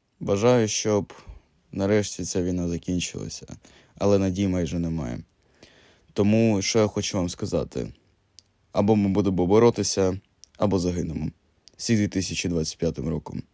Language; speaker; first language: Ukrainian; native; Ukrainian